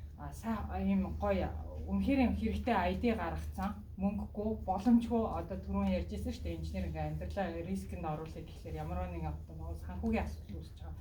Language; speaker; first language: Mongolian; native; Mongolian